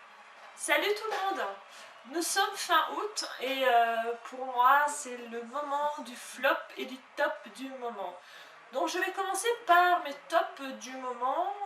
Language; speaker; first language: French; native; French